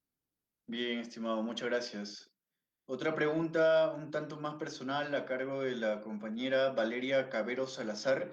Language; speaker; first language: Spanish; native; Spanish